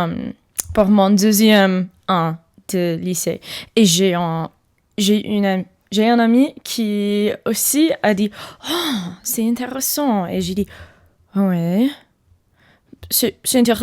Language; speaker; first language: French; non-native, learner; English